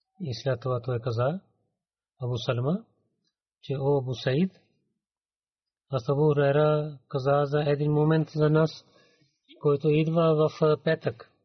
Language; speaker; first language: Bulgarian; non-native, learner; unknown